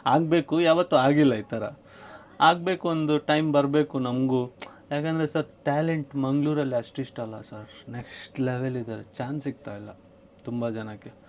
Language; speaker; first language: Kannada; non-native, local second language; Tulu